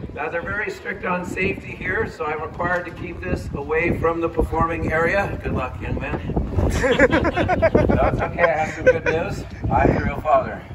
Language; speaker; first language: English; native; English